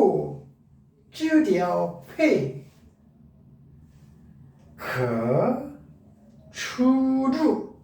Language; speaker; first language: Chinese; non-native, learner; Korean